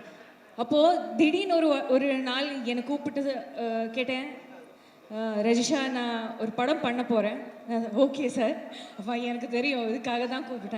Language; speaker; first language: Tamil; non-native, fluent; Malayalam